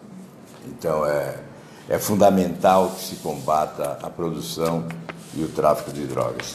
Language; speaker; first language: Portuguese; native; Portuguese